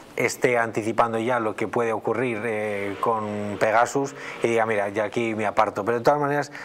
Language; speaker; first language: Spanish; native; Spanish